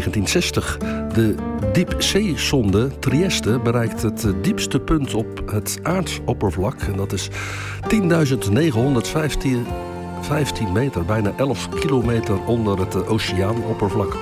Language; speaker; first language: Dutch; native; Dutch